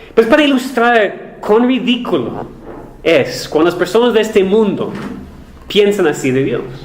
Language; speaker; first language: Spanish; non-native, fluent; English